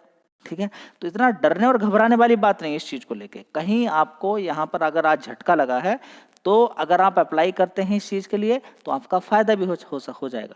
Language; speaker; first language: Hindi; native; Hindi